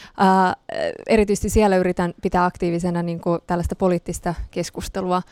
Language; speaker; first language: Finnish; early bilingual, other home language; Persian